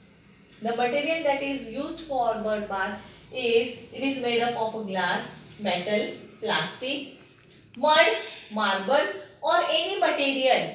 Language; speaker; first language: English; non-native, local second language; Marathi